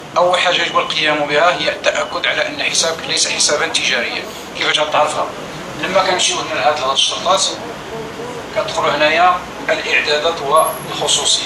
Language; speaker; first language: Arabic; native; Arabic